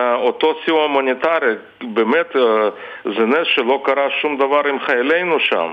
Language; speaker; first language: Hebrew; non-native, fluent; Russian